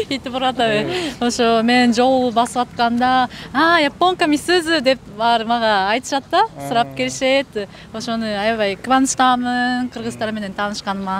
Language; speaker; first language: Kyrgyz; non-native, fluent; Japanese